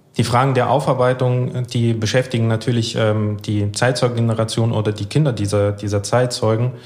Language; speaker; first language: German; early bilingual, other home language; Russian